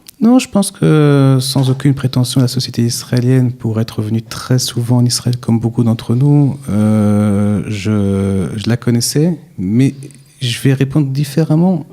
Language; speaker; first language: French; native; French